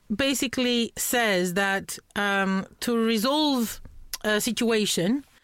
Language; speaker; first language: English; non-native, fluent; Romanian